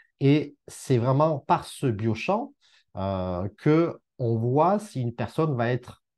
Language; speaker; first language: French; native; French